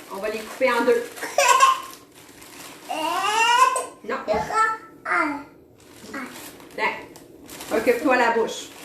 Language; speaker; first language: French; native; French